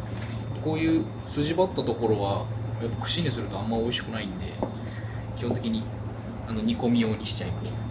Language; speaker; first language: Japanese; native; Japanese